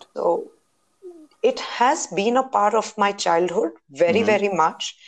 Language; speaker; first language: English; non-native, local second language; Hindi